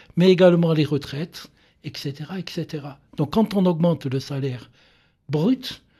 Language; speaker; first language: French; native; French